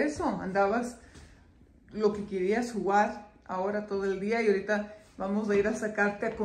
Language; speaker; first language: Spanish; native; Spanish